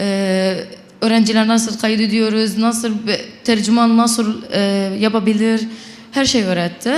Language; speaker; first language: Turkish; non-native, local second language; Arabic